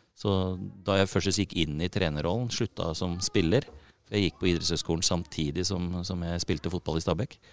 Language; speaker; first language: Norwegian; native; Norwegian